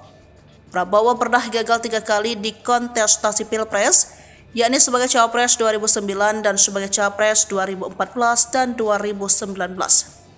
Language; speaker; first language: Indonesian; native; Indonesian